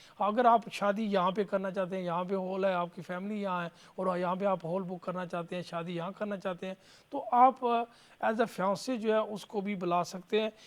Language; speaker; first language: Urdu; native; Urdu